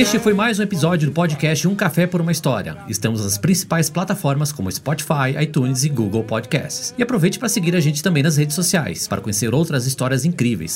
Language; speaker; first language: Portuguese; native; Portuguese